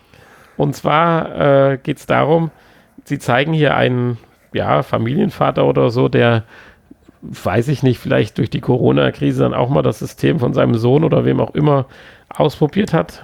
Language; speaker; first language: German; native; German